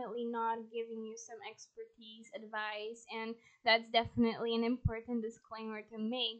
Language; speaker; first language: English; non-native, fluent; Polish